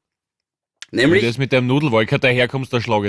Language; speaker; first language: German; native; German